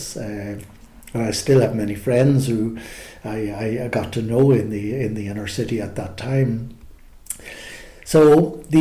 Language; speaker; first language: English; native; English